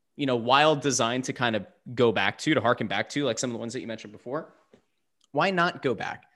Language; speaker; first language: English; native; English